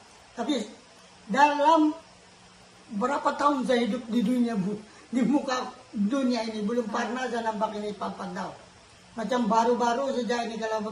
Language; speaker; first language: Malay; non-native, local second language; Filipino